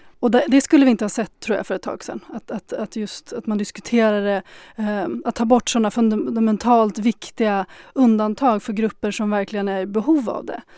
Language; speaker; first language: Swedish; early bilingual, other home language; Arabic